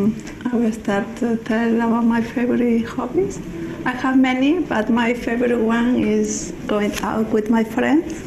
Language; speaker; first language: English; non-native, learner; Spanish